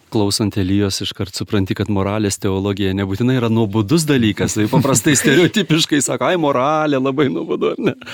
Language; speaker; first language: Lithuanian; native; Lithuanian